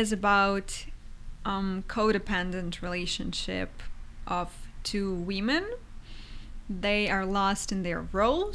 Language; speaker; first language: English; non-native, fluent; Ukrainian